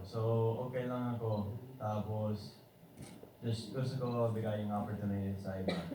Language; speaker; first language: Filipino; early bilingual, heritage; Filipino